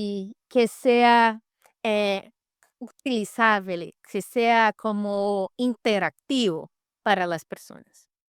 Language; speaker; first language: Spanish; non-native, fluent; Portuguese